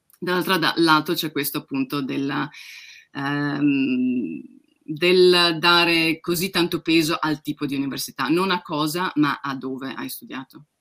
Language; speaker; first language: Italian; native; Italian